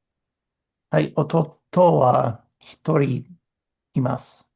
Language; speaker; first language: Japanese; non-native, learner; English